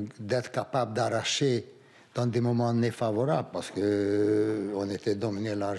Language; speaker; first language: French; non-native, fluent; Romanian